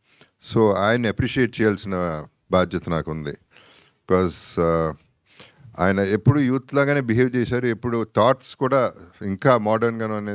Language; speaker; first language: Telugu; native; Telugu